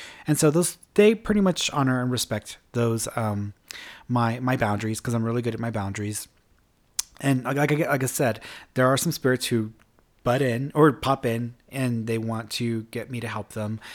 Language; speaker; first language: English; early bilingual, other home language; Spanish